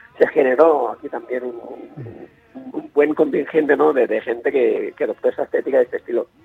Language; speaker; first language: Spanish; non-native, local second language; Catalan